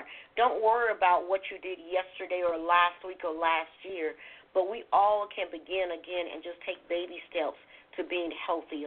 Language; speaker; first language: English; native; English